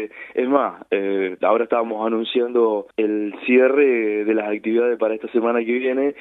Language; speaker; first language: Spanish; native; Spanish